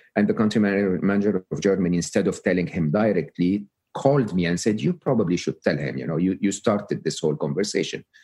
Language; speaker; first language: English; non-native, fluent; Arabic